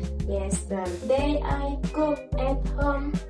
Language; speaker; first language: English; non-native, learner; Indonesian